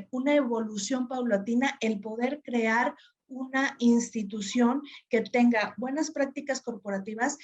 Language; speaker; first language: Spanish; native; Spanish